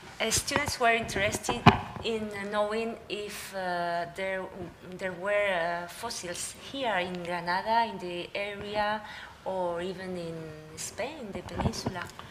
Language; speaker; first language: English; non-native, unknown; Spanish